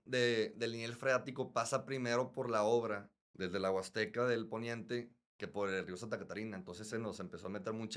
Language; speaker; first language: Spanish; native; Spanish